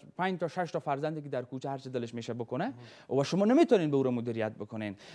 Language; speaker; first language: Persian; native; Persian